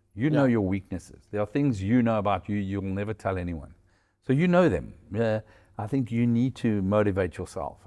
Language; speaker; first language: English; native; English